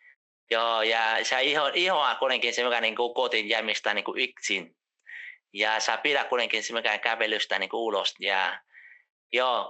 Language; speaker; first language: Finnish; non-native, fluent; Vietnamese